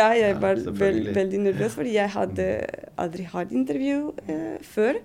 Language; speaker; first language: Norwegian; non-native, fluent; Spanish